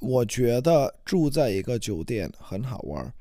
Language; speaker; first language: Chinese; non-native, learner; English